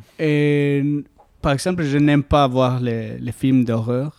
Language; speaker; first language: French; non-native, learner; Spanish